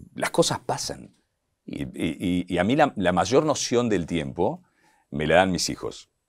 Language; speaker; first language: Spanish; native; Spanish